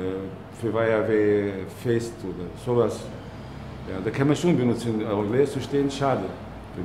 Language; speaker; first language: German; non-native, learner; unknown